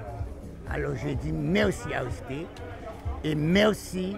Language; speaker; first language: French; non-native, local second language; Guadeloupean Creole French